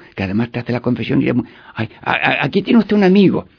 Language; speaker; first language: Spanish; native; Spanish